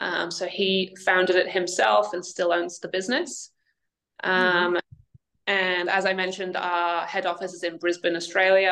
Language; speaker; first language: English; native; English